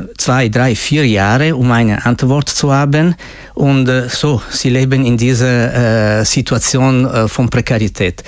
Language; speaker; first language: German; non-native, fluent; Italian